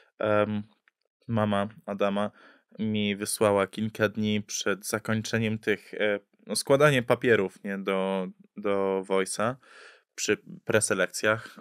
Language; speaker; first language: Polish; early bilingual, heritage; English